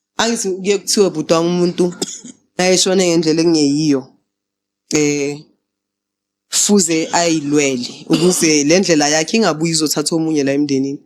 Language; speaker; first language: Zulu; native; Zulu